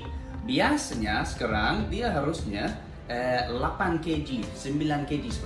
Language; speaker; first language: Indonesian; non-native, learner; English